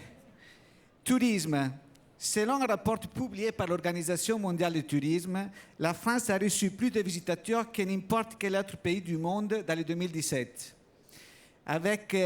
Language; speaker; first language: French; non-native, learner; Italian